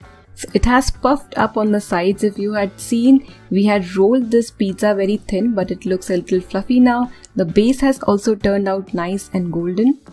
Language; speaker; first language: English; non-native, local second language; Hindi